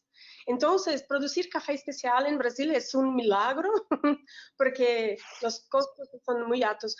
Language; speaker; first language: Spanish; non-native, learner; Portuguese